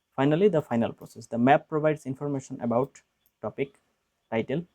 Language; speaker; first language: English; non-native, local second language; Bangla